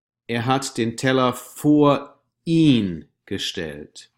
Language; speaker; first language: German; non-native, fluent; English